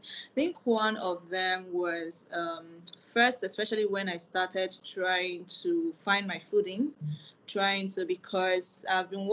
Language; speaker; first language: English; non-native, local second language; Igbo